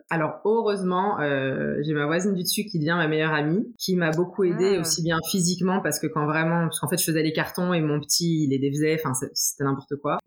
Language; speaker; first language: French; native; French